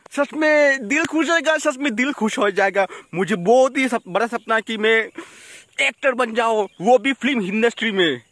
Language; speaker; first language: Hindi; non-native, local second language; Bangla